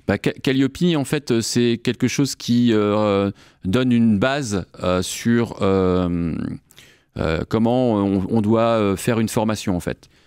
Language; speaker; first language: French; native; French